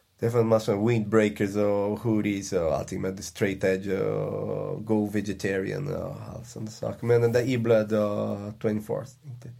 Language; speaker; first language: Swedish; non-native, fluent; Portuguese